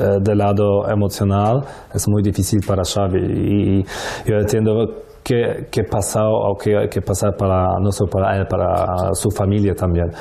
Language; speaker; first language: Spanish; non-native, learner; Polish